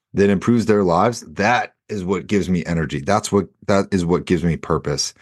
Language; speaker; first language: English; native; English